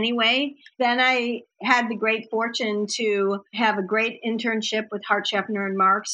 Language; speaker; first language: English; native; English